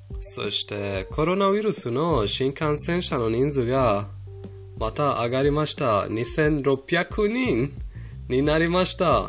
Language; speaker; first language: Japanese; non-native, fluent; Persian